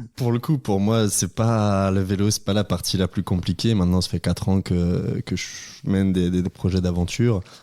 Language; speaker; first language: French; native; French